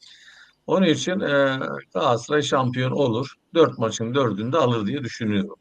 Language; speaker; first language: Turkish; native; Turkish